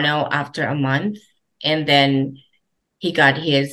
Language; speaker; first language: English; non-native, local second language; Filipino